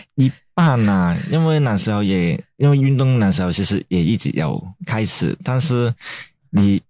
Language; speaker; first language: Chinese; non-native, fluent; Cantonese